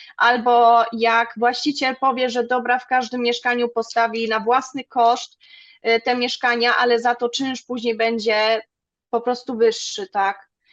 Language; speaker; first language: Polish; early bilingual, other home language; German